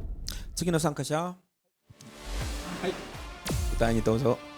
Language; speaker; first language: Japanese; non-native, learner; Korean